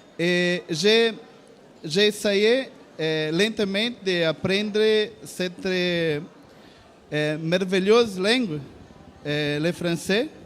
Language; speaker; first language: French; non-native, learner; Portuguese